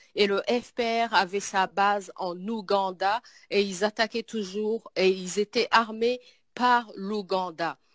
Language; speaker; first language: French; non-native, local second language; Kinyarwanda